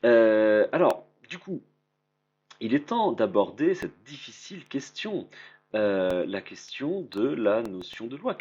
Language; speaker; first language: French; native; French